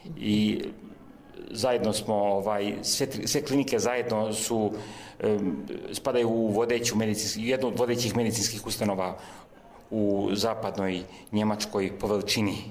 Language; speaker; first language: Croatian; early bilingual, heritage; Serbian